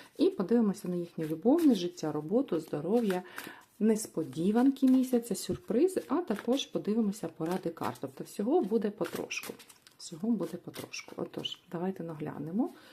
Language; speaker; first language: Ukrainian; non-native, local second language; Russian